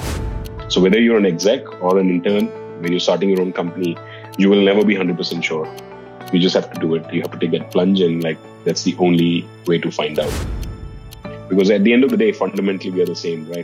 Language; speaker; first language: English; non-native, local second language; Hindi